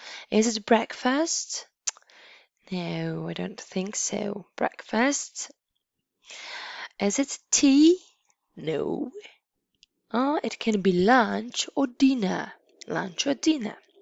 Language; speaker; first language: English; non-native, fluent; Polish